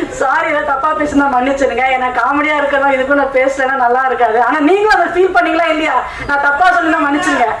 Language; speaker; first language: Tamil; non-native, local second language; Telugu